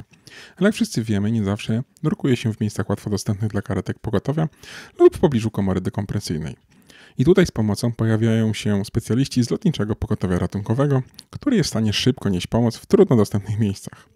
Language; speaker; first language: Polish; native; Polish